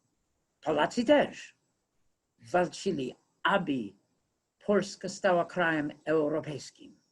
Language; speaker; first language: Polish; non-native, fluent; English